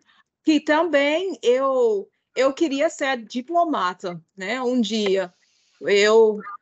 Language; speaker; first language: Portuguese; non-native, fluent; English